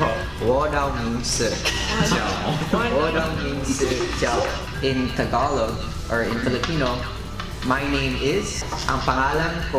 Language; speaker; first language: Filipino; early bilingual, heritage; Filipino